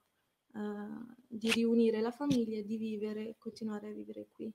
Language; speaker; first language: Italian; early bilingual, other home language; Arabic